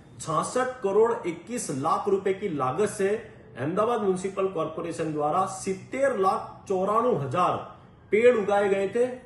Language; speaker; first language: Hindi; non-native, local second language; Gujarati